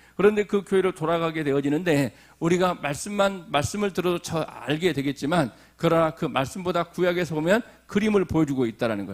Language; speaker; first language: Korean; native; Korean